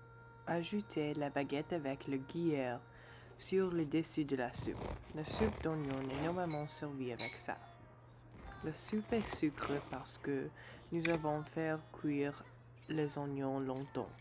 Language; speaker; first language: French; non-native, learner; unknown